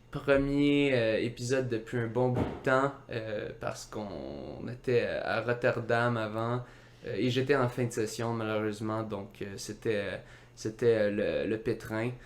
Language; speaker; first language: French; native; French